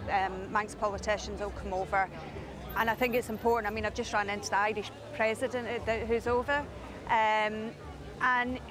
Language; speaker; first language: English; native; English